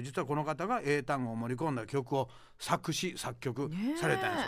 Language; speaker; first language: Japanese; native; Japanese